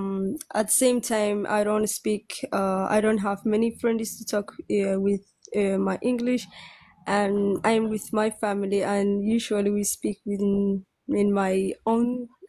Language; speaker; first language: English; non-native, learner; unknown